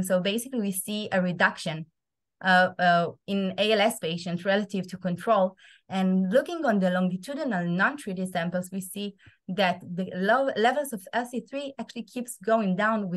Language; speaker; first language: English; non-native, fluent; Hebrew